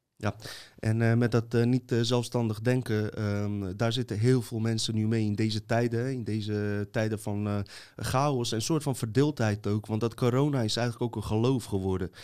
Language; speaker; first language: Dutch; native; Dutch